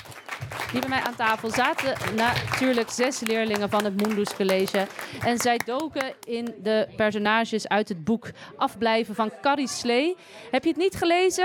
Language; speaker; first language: Dutch; native; Dutch